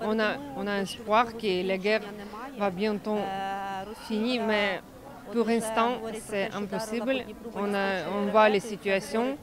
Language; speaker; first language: French; non-native, fluent; Ukrainian